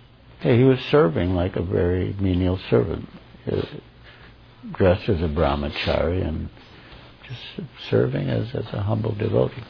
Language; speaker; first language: English; native; English